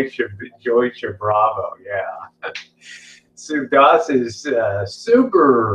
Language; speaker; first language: German; non-native, learner; English